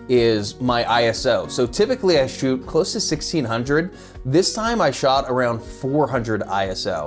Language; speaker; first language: English; native; English